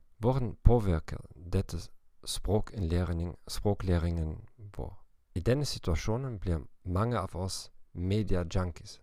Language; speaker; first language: Norwegian; non-native, learner; German